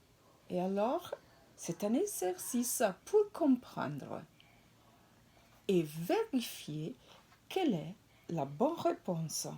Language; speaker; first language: French; non-native, fluent; Italian